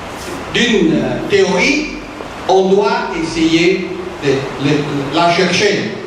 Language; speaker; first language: French; non-native, fluent; Italian